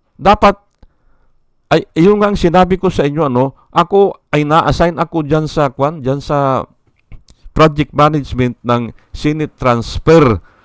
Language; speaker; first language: Filipino; native; Filipino